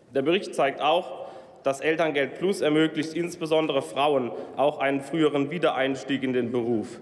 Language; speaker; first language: German; native; German